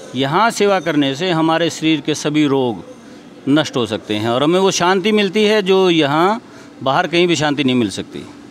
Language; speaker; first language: Hindi; native; Hindi